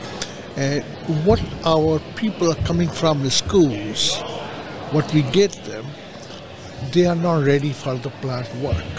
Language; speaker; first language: English; native; English